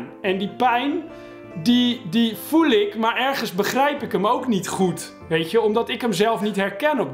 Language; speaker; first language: Dutch; native; Dutch